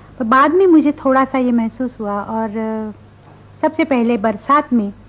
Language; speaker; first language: Hindi; non-native, local second language; Marathi